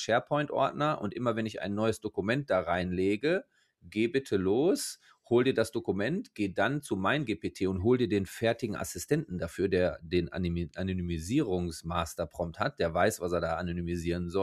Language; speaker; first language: German; native; German